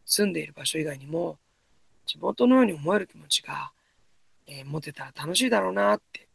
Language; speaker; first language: Japanese; native; Japanese